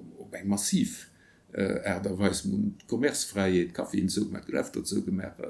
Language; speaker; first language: Luxembourgish; native; Luxembourgish